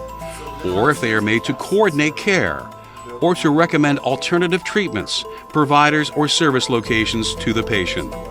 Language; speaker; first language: English; native; English